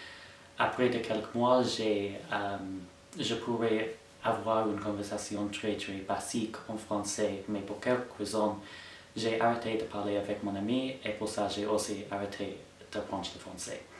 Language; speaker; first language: French; non-native, fluent; English